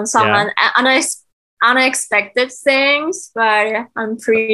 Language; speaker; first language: English; non-native, learner; Japanese